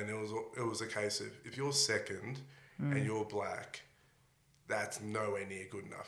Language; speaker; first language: English; native; English